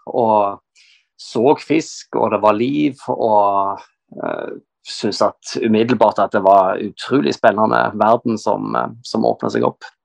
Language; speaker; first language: Norwegian; native; Norwegian